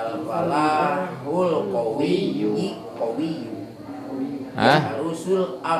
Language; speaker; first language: Arabic; non-native, learner; Indonesian